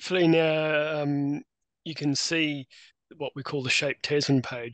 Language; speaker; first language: English; native; English